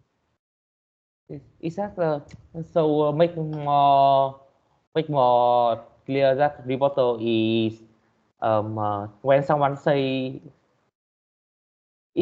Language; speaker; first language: English; non-native, learner; Vietnamese